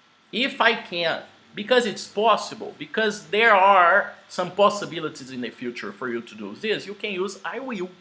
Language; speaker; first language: English; non-native, fluent; Portuguese